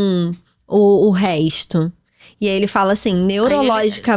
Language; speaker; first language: Portuguese; native; Portuguese